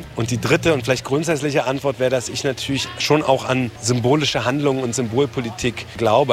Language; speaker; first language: German; native; German